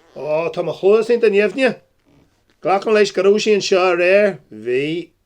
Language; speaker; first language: Irish; non-native, local second language; English